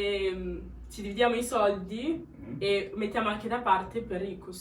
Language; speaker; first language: Italian; early bilingual, other home language; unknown